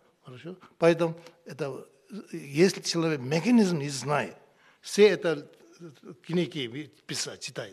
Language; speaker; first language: Russian; non-native, learner; Tibetan